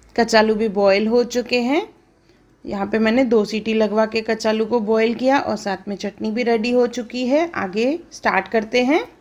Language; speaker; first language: Hindi; non-native, local second language; Sindhi